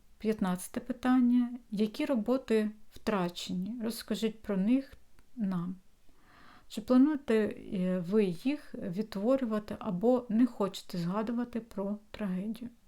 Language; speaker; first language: Ukrainian; non-native, local second language; Russian